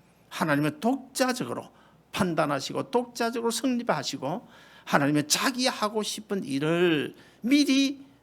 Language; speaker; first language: Korean; native; Korean